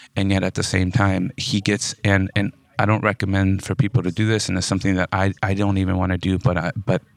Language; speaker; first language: English; native; English